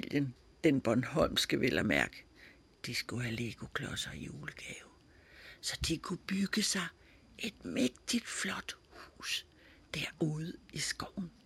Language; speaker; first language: Danish; native; Danish